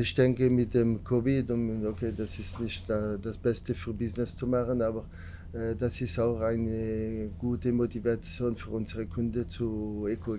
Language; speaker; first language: German; non-native, learner; French